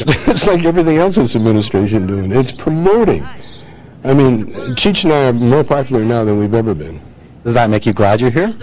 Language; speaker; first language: English; native; English